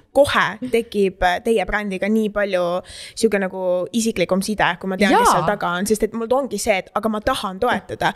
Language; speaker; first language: Estonian; native; Estonian